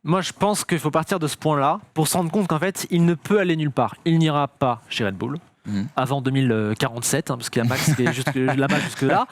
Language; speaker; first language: French; native; French